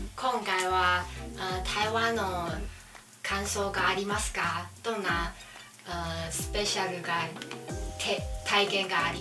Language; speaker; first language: Japanese; non-native, learner; Chinese